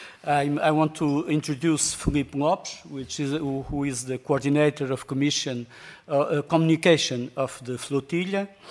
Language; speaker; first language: English; non-native, fluent; Portuguese